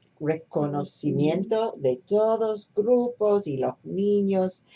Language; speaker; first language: Spanish; non-native, fluent; English